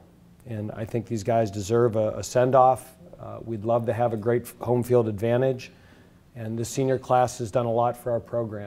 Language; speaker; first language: English; native; English